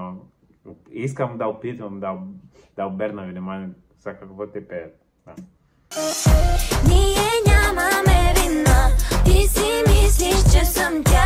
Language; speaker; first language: Bulgarian; non-native, learner; Portuguese